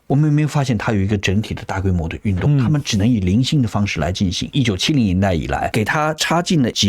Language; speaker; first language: Chinese; native; Chinese